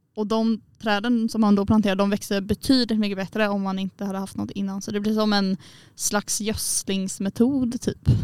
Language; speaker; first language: Swedish; native; Swedish